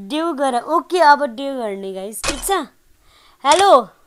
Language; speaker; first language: Hindi; non-native, local second language; Nepali